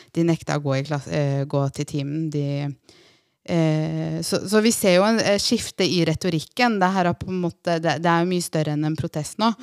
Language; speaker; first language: Norwegian; early bilingual, other home language; Persian